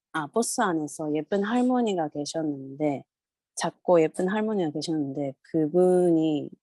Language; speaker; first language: Korean; non-native, fluent; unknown